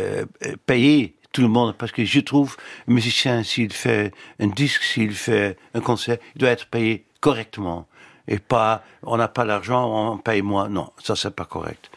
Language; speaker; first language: French; non-native, fluent; Dutch